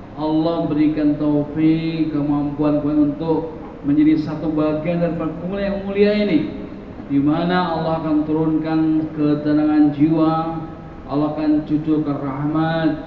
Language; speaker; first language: Indonesian; non-native, learner; English